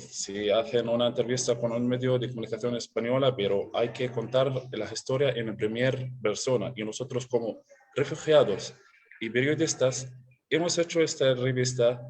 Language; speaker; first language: Spanish; non-native, learner; Arabic